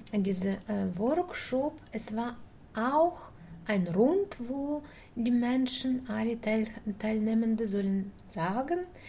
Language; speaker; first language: German; non-native, learner; Russian